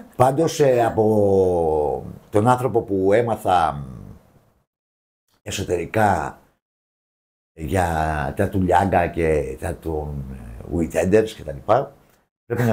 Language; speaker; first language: Greek; native; Greek